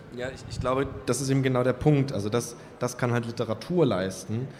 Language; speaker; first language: German; native; German